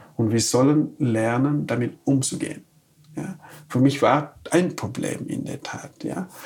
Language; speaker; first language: German; non-native, fluent; Wolof